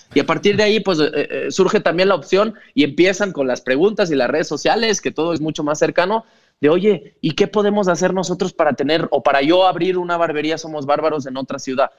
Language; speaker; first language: Spanish; non-native, local second language; Catalan